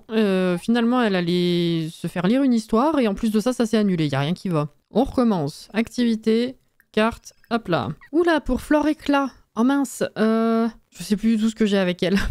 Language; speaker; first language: French; native; French